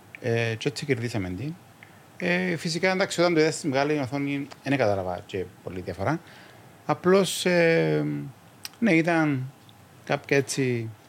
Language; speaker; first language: Greek; native; Greek